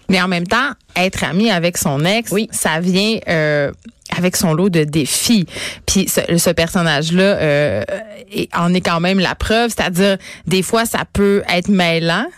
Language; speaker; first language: French; native; French